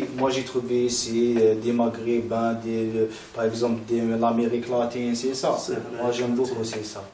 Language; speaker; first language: French; non-native, learner; Arabic